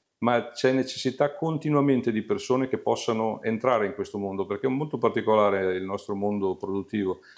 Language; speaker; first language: Italian; native; Italian